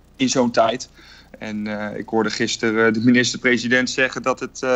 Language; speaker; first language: Dutch; native; Dutch